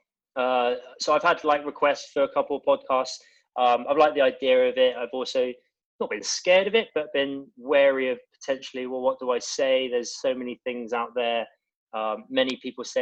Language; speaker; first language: English; native; English